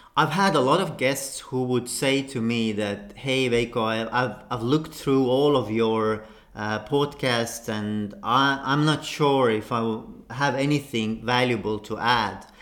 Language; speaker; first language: English; non-native, fluent; Estonian